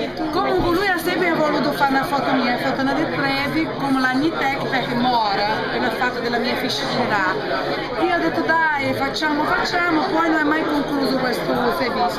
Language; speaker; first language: Italian; non-native, fluent; Portuguese